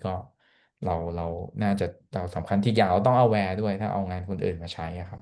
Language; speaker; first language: Thai; native; Thai